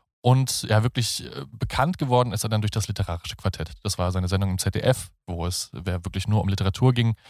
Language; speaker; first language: German; native; German